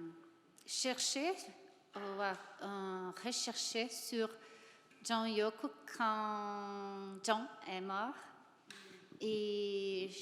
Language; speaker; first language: French; non-native, learner; Portuguese